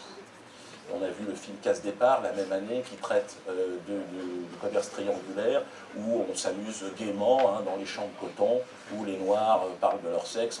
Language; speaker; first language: French; native; French